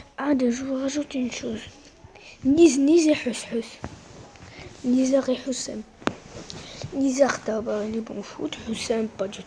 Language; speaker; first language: French; non-native, local second language; Arabic